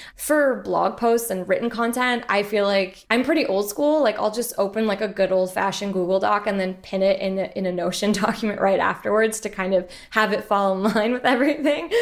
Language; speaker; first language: English; native; English